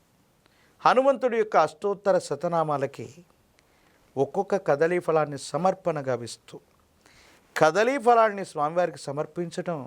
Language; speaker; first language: Telugu; native; Telugu